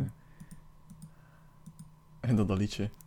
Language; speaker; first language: Dutch; native; Dutch